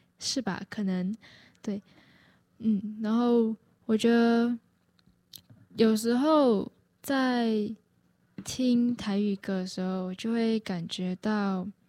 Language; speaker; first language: Chinese; native; Chinese